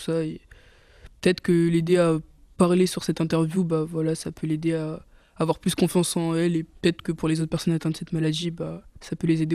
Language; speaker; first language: French; native; French